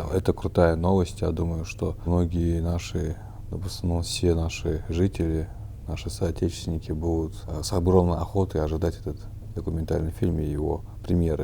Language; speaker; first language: Russian; non-native, local second language; Chechen